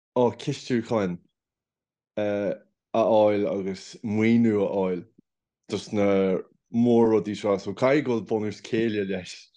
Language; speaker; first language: Irish; non-native, local second language; English